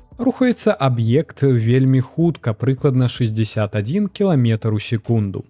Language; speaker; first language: Belarusian; native; Belarusian